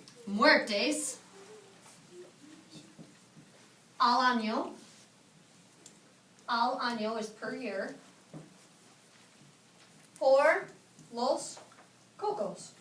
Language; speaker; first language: Spanish; non-native, fluent; English